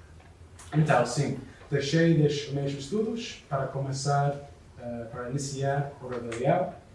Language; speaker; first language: Portuguese; non-native, learner; English